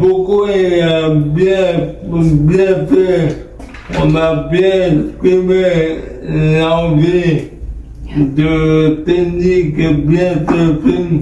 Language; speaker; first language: French; non-native, learner; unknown